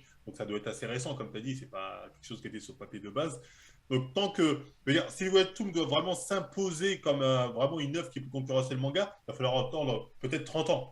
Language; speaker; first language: French; native; French